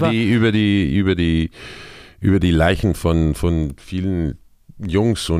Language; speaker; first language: German; non-native, fluent; Spanish